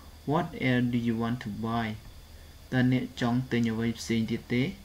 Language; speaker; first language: English; non-native, fluent; Khmer